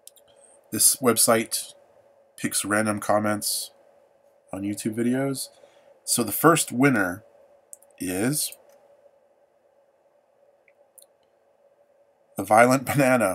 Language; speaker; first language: English; native; English